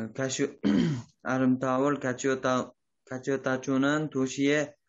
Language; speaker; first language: Korean; non-native, fluent; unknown